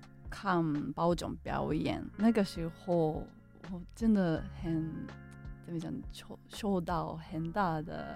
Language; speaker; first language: Chinese; non-native, fluent; Japanese